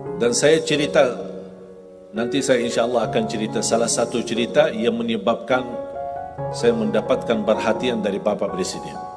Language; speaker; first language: Indonesian; non-native, fluent; Arabic